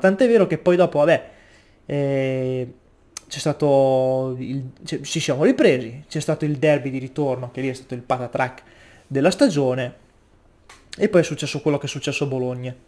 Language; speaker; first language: Italian; native; Italian